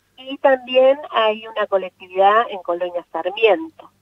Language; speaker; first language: Spanish; non-native, local second language; Afrikaans